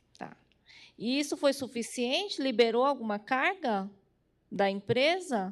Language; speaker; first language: Portuguese; native; Portuguese